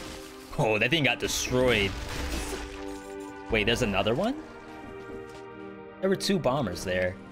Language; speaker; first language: English; native; English